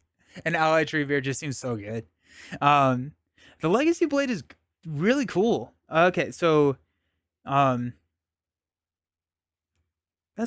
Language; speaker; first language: English; native; English